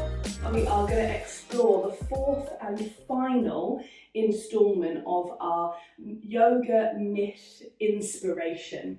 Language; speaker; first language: English; native; English